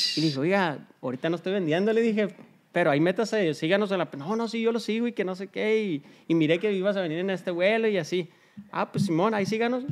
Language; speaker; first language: Spanish; early bilingual, heritage; Spanish